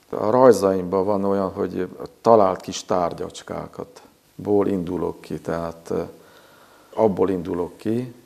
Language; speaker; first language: Hungarian; native; Hungarian